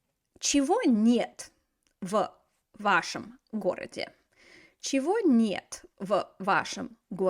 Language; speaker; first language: Russian; non-native, fluent; English